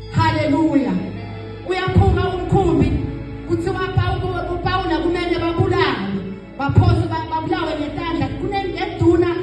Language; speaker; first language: Zulu; non-native, local second language; Swati